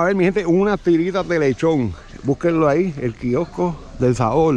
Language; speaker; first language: Spanish; native; Spanish